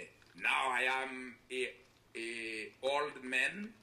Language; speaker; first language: English; non-native, learner; Haitian Creole